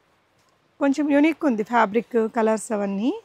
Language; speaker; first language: Telugu; native; Telugu